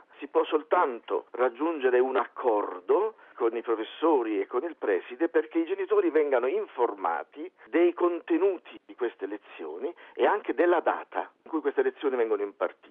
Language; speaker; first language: Italian; native; Italian